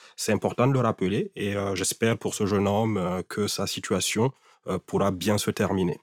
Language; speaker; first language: French; non-native, local second language; Fula